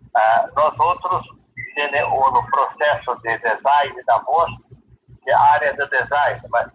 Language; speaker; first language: Spanish; non-native, learner; Portuguese